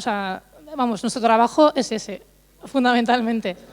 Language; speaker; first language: Spanish; native; Spanish